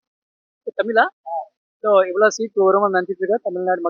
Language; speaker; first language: Tamil; non-native, learner; Telugu